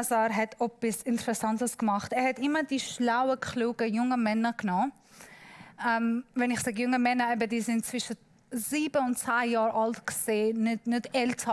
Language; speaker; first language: German; non-native, learner; Persian